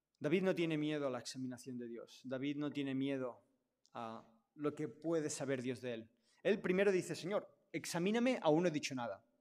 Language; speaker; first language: Spanish; non-native, local second language; Catalan